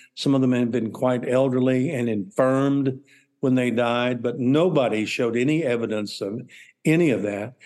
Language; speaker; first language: English; native; English